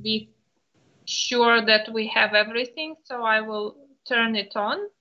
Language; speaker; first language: English; non-native, fluent; Lithuanian